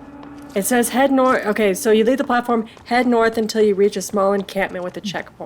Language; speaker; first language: English; native; English